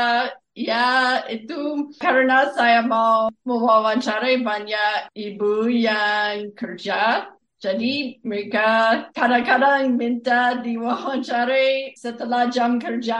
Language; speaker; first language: Indonesian; non-native, fluent; English